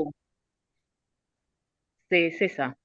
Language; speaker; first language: French; non-native, learner; Spanish